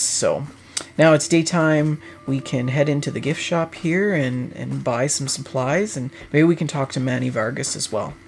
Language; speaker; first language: English; native; English